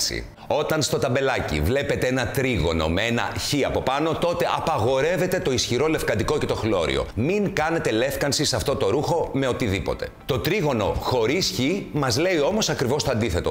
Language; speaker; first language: Greek; native; Greek